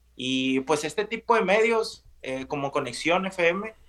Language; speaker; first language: Spanish; native; Spanish